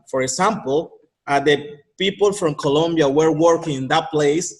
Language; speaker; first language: English; non-native, learner; Spanish